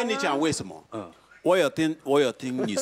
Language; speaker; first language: Chinese; non-native, learner; French